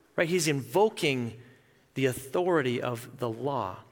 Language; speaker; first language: English; native; English